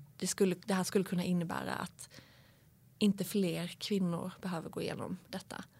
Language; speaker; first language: Swedish; native; Swedish